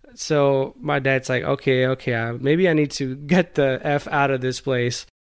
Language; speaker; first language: English; non-native, local second language; Gujarati